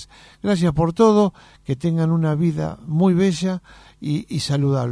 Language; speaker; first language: Spanish; native; Spanish